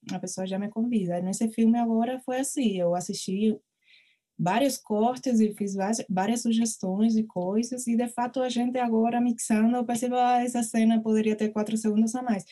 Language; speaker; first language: Portuguese; non-native, fluent; Spanish